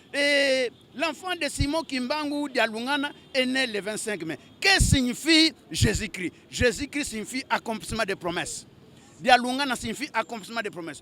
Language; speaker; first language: French; non-native, local second language; Lingala